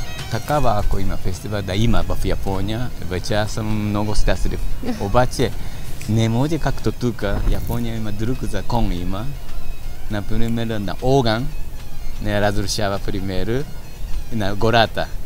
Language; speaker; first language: Bulgarian; non-native, learner; Japanese